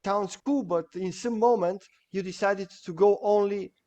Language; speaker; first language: English; non-native, fluent; Bulgarian